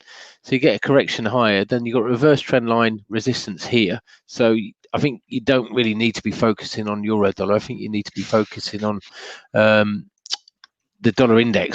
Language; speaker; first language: English; native; English